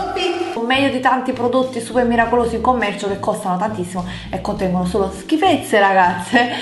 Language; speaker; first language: Italian; native; Italian